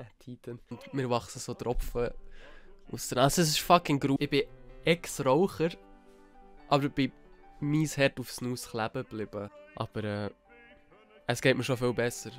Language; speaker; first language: German; native; German